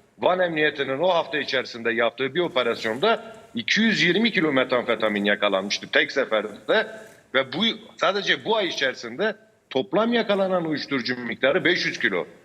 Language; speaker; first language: Turkish; native; Turkish